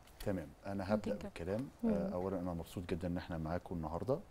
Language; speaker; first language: Arabic; native; Arabic